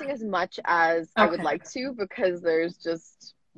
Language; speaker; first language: English; native; English